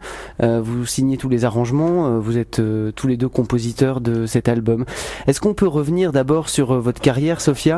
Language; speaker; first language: French; native; French